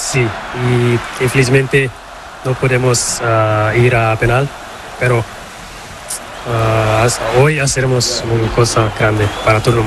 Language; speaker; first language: Spanish; non-native, learner; Portuguese